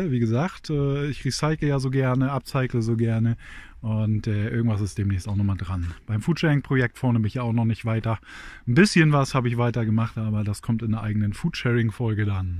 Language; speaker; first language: German; native; German